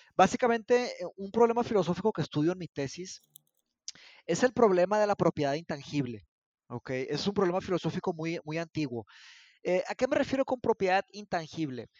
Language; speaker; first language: Spanish; early bilingual, other home language; Portuguese